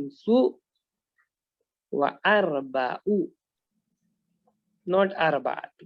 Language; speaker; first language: Arabic; non-native, fluent; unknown